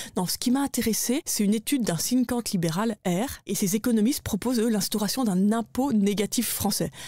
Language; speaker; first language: French; native; French